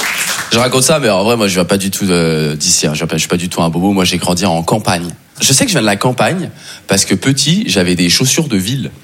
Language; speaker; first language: French; native; French